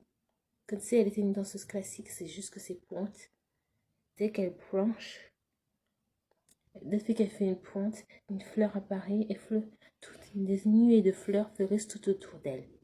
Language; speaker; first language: French; native; French